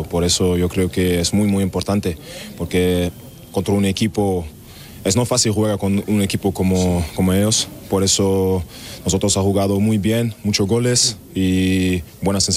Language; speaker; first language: Spanish; non-native, learner; German